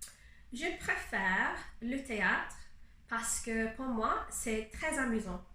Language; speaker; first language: French; non-native, fluent; English